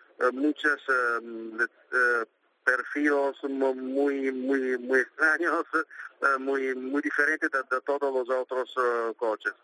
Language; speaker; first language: Spanish; non-native, learner; Italian